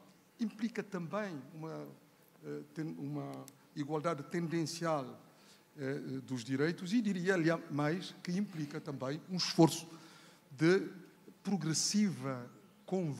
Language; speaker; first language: Portuguese; non-native, local second language; Kabuverdianu